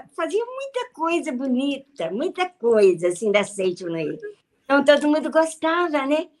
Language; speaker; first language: Portuguese; native; Portuguese